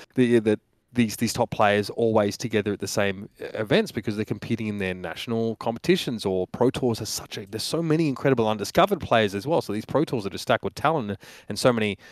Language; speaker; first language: English; native; English